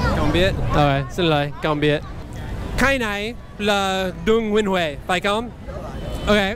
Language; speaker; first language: Vietnamese; non-native, learner; English